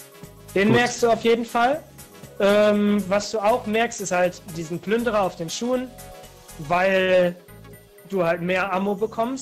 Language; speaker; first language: German; native; German